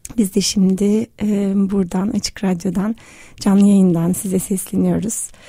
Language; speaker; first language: Turkish; native; Turkish